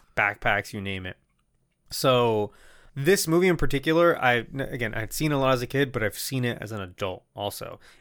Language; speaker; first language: English; non-native, fluent; Spanish